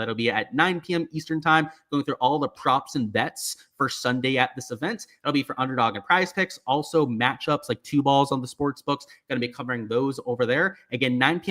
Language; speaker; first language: English; native; English